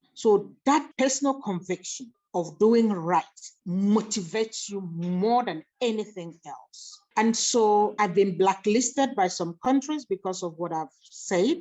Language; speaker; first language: English; non-native, local second language; Igbo